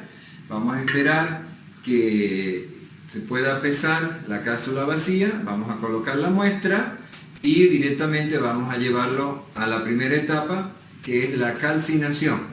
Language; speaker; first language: Spanish; native; Spanish